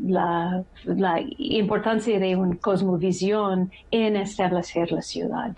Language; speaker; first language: Spanish; non-native, fluent; English